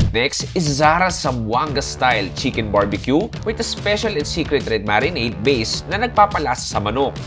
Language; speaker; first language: Filipino; native; Filipino